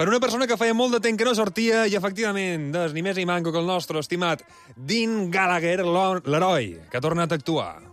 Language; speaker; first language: Catalan; native; Catalan